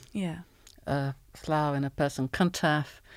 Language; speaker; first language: Welsh; non-native, learner; English